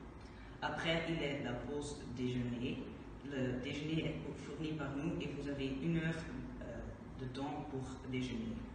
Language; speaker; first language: French; non-native, learner; Dutch